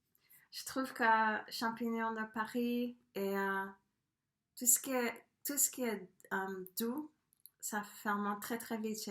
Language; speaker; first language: French; non-native, fluent; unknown